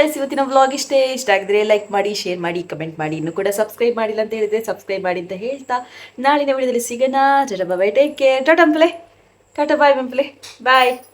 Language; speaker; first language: Kannada; native; Kannada